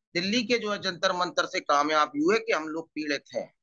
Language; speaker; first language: Hindi; native; Hindi